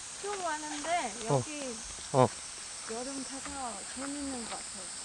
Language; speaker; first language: Korean; non-native, learner; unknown